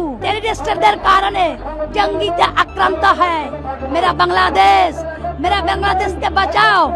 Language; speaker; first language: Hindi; non-native, learner; Bangla